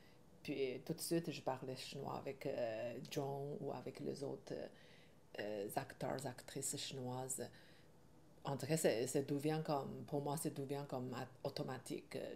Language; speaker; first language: French; non-native, learner; Chinese